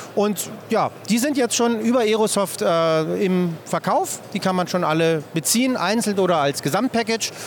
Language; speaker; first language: German; native; German